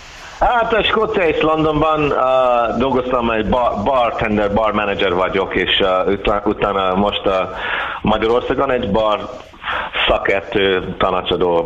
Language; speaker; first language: Hungarian; non-native, learner; English